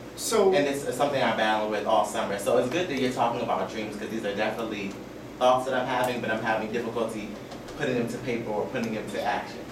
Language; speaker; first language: English; native; English